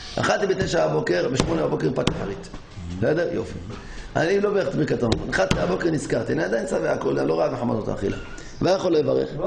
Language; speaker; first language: Hebrew; native; Hebrew